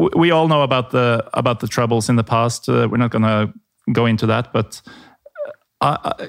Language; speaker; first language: English; non-native, fluent; Norwegian